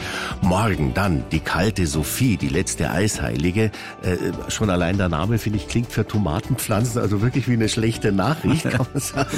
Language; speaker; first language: German; native; German